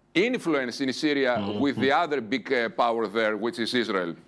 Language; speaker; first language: English; non-native, fluent; Greek